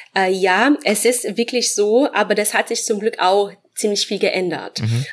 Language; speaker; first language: German; non-native, fluent; Portuguese